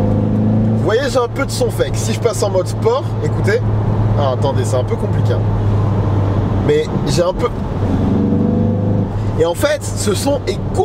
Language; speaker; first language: French; native; French